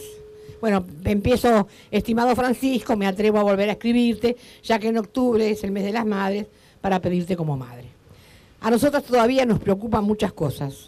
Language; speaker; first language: Spanish; native; Spanish